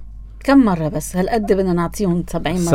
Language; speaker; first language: Arabic; native; Arabic